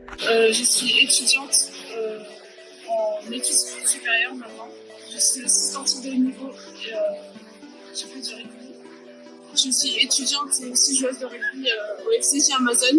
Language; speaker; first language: French; early bilingual, other home language; Fijian